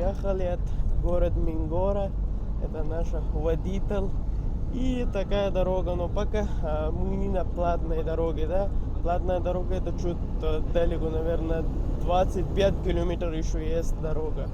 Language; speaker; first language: Russian; non-native, learner; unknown